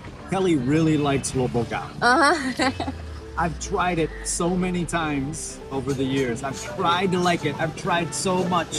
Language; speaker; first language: English; native; English